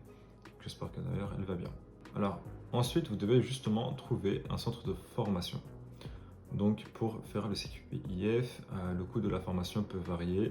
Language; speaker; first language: French; native; French